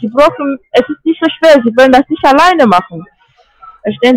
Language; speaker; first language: German; non-native, learner; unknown